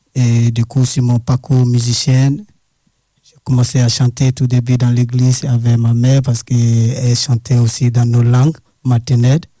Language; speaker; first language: French; non-native, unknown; English